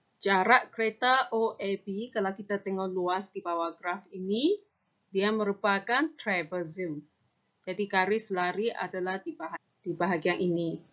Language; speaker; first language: Malay; non-native, local second language; Chinese